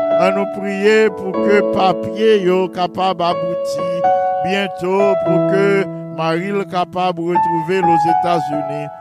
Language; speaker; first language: French; non-native, local second language; Haitian Creole